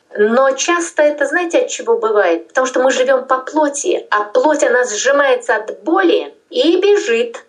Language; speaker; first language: Russian; non-native, local second language; Tajik